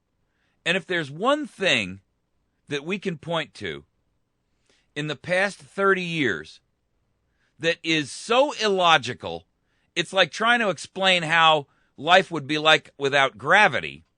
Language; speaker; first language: English; native; English